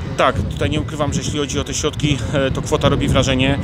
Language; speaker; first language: Polish; native; Polish